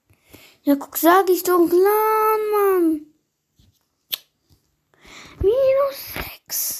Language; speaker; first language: German; native; German